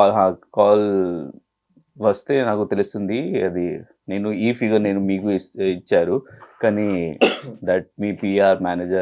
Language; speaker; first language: Telugu; non-native, local second language; Hindi